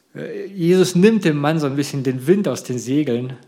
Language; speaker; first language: German; early bilingual, other home language; Russian